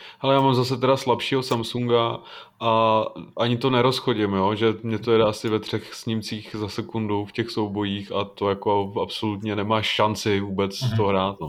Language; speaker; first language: Czech; native; Czech